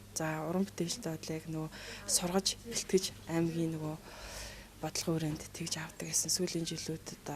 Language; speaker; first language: Mongolian; native; Mongolian